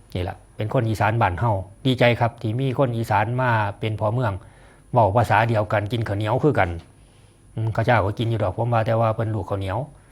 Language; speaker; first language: Thai; non-native, local second language; Northeastern Thai